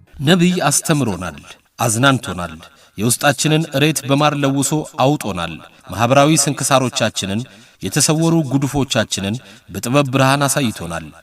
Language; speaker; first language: Amharic; native; Amharic